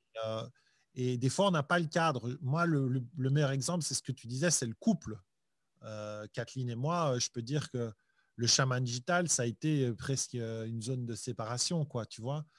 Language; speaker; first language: French; native; French